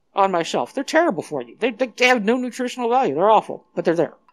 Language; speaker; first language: English; native; English